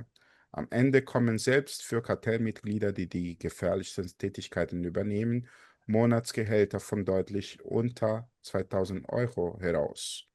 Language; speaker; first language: German; non-native, fluent; Portuguese